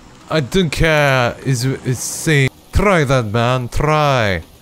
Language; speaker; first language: English; non-native, learner; Korean